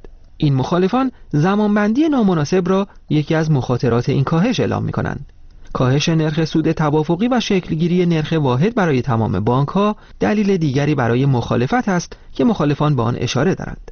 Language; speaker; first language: Persian; native; Persian